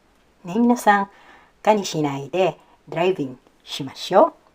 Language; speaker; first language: Japanese; non-native, learner; Filipino